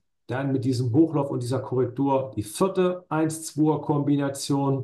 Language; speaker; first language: German; native; German